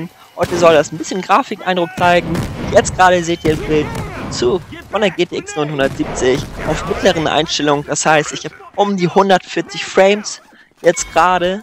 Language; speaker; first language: German; native; German